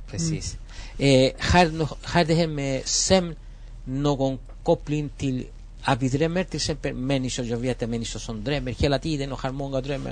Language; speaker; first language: Swedish; non-native, fluent; Spanish